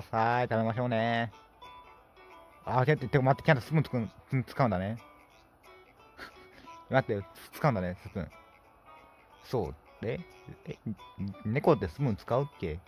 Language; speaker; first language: Japanese; native; Japanese